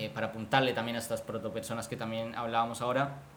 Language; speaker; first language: Spanish; native; Spanish